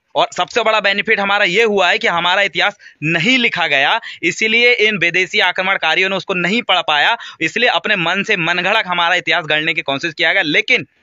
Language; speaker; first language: Hindi; native; Hindi